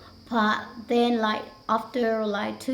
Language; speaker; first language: English; non-native, learner; Hmong